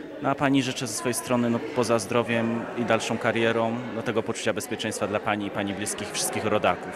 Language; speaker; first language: Polish; native; Polish